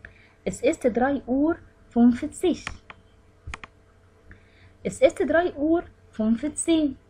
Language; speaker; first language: German; non-native, fluent; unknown